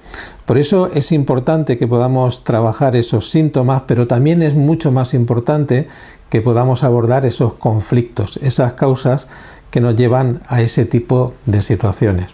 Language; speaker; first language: Spanish; native; Spanish